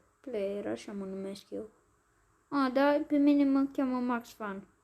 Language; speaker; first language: Romanian; native; Romanian